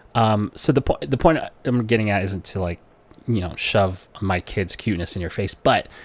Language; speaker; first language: English; non-native, local second language; Filipino